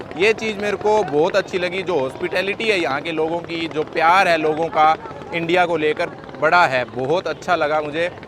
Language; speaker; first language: Hindi; native; Hindi